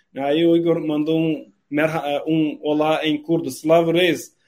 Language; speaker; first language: Portuguese; non-native, fluent; Turkish